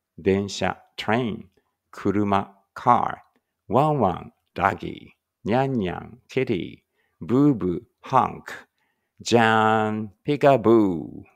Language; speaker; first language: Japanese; native; Japanese